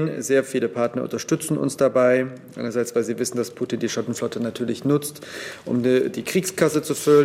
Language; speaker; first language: German; native; German